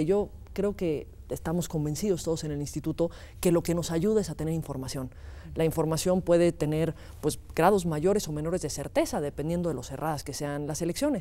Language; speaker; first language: Spanish; native; Spanish